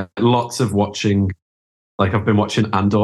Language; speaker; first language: English; native; English